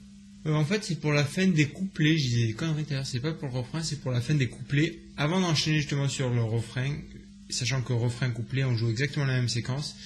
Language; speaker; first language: French; native; French